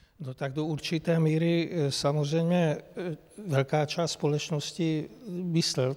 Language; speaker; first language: Czech; non-native, fluent; Hungarian